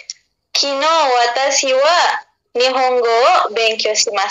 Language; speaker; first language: Japanese; non-native, learner; Indonesian